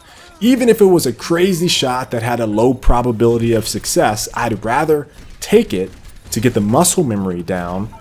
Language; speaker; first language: English; native; English